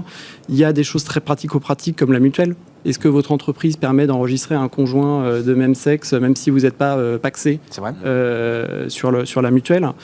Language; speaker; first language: French; native; French